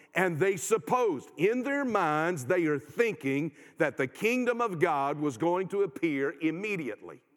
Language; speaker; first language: English; native; English